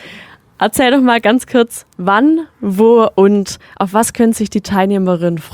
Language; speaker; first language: German; native; German